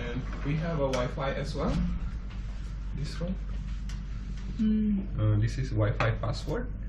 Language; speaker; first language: English; non-native, learner; Indonesian